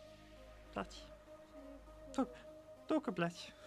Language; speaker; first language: Russian; non-native, learner; English